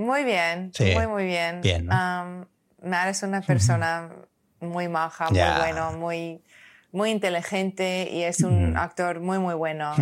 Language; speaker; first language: Spanish; non-native, learner; English